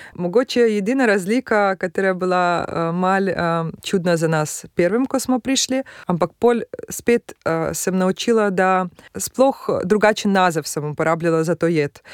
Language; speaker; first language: Slovenian; non-native, fluent; Russian